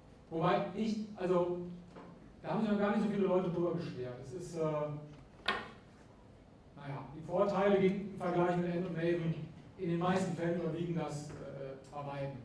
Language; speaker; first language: German; native; German